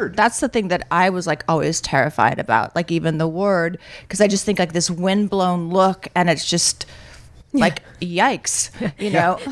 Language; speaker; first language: English; native; English